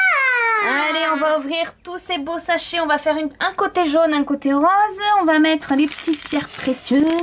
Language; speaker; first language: French; native; French